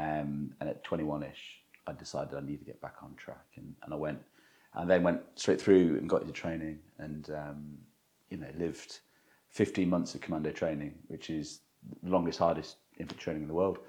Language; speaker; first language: English; native; English